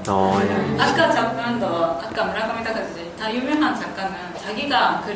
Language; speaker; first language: Korean; non-native, fluent; Japanese